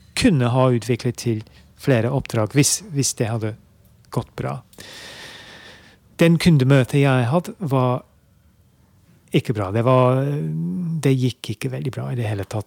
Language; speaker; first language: Norwegian; non-native, fluent; English